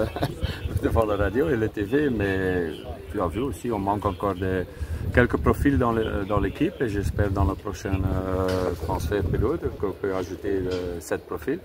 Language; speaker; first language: French; non-native, fluent; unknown